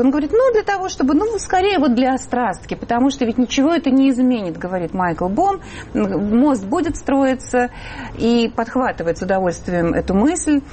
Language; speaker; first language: Russian; native; Russian